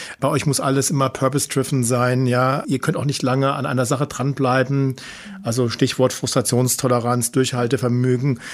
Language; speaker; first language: German; native; German